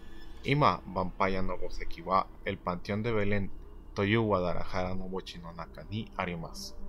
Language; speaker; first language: Japanese; non-native, learner; Spanish